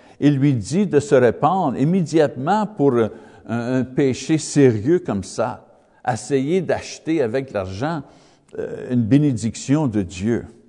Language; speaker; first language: French; non-native, learner; English